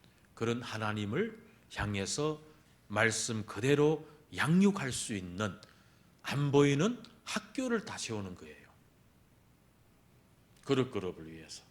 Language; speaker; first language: Korean; early bilingual, heritage; Korean